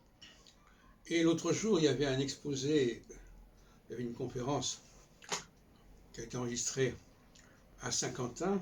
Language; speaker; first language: French; native; French